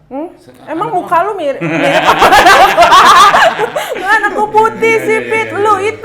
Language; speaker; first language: Indonesian; native; Indonesian